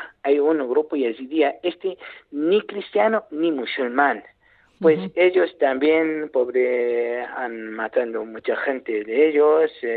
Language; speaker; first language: Spanish; non-native, learner; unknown